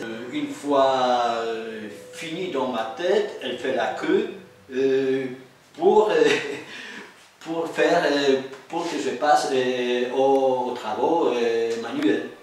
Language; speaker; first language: French; non-native, fluent; Polish